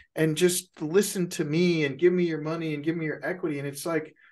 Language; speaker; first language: English; native; English